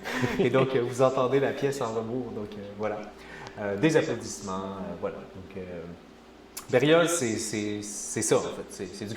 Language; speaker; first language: French; native; French